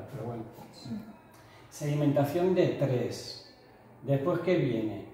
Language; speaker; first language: Spanish; native; Spanish